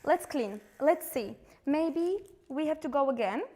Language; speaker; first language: English; non-native, fluent; Slovak